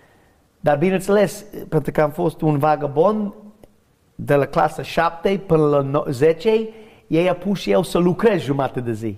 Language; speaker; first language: Romanian; non-native, learner; English